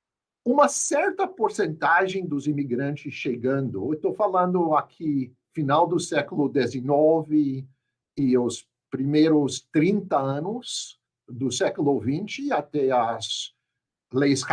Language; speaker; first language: Portuguese; non-native, fluent; English